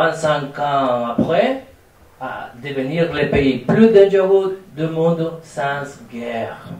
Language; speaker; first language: French; non-native, fluent; Spanish